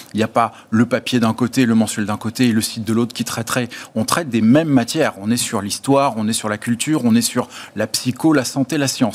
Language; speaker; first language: French; native; French